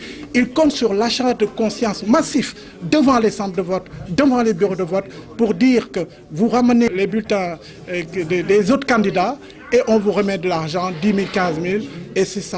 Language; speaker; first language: French; non-native, local second language; Wolof